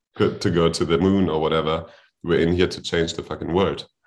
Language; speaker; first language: English; non-native, fluent; German